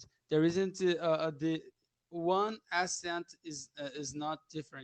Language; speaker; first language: English; non-native, learner; Portuguese